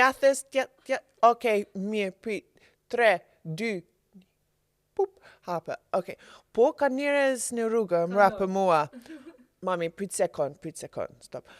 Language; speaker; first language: Albanian; non-native, learner; English